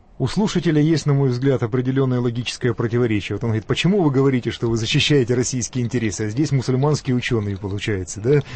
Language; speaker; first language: Russian; native; Russian